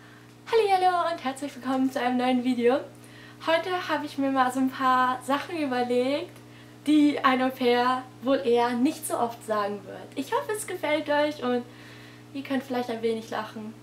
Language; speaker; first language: German; native; German